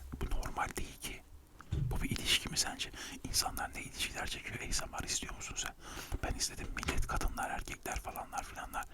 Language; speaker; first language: Turkish; native; Turkish